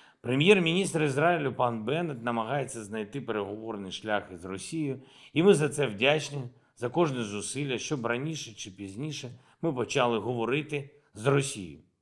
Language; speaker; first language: Ukrainian; non-native, local second language; Russian